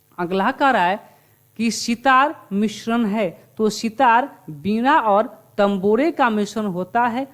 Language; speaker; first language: Hindi; native; Hindi